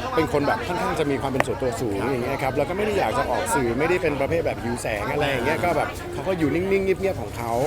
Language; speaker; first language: Thai; early bilingual, heritage; Danish